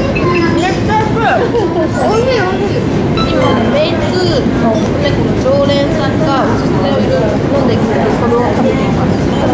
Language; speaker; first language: Japanese; native; Japanese